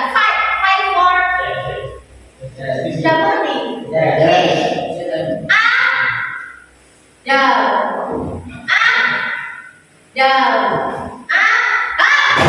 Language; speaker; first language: English; non-native, learner; Indonesian